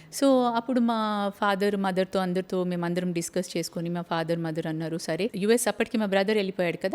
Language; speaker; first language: Telugu; native; Telugu